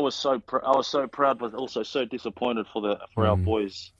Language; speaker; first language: English; non-native, local second language; Fijian